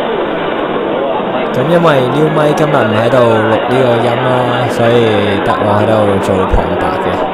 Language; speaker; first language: Cantonese; native; Cantonese